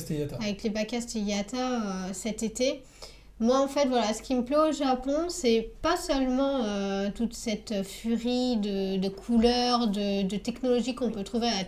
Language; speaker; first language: French; native; French